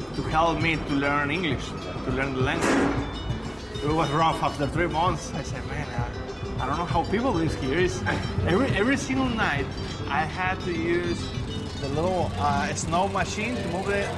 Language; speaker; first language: English; non-native, fluent; Spanish